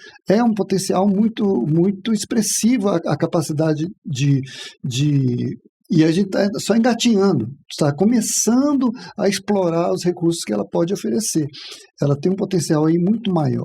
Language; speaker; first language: Portuguese; native; Portuguese